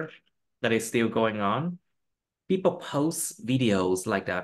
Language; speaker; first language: English; non-native, fluent; Vietnamese